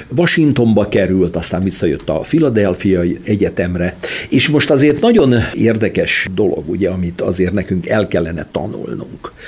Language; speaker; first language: Hungarian; native; Hungarian